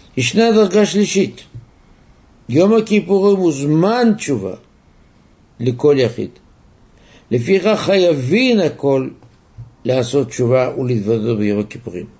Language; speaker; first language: Hebrew; native; Hebrew